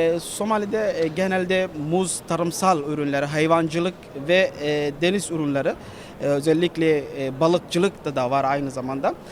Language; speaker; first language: Turkish; non-native, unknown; Somali